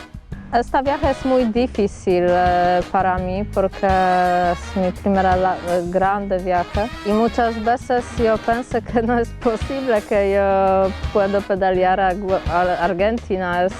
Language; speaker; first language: Spanish; non-native, learner; Polish